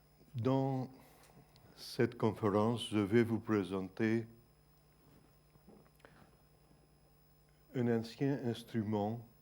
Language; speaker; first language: French; non-native, fluent; Greek